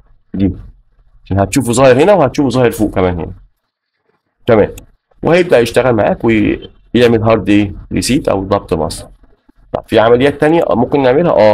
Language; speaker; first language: Arabic; native; Arabic